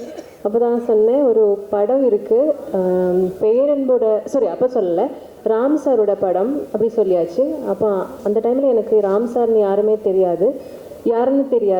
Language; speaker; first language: Tamil; non-native, learner; Malayalam